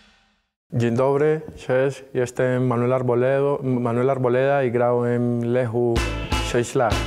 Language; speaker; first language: Polish; non-native, fluent; Spanish